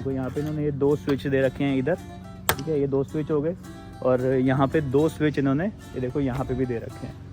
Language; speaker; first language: Hindi; native; Hindi